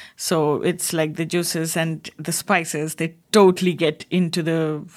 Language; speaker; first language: English; non-native, local second language; Bangla